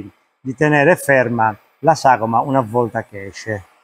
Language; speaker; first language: Italian; native; Italian